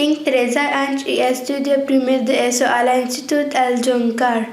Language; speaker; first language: Catalan; non-native, learner; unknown